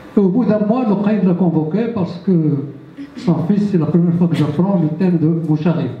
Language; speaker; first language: French; non-native, local second language; Berber languages